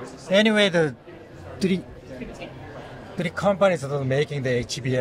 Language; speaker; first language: English; non-native, learner; Korean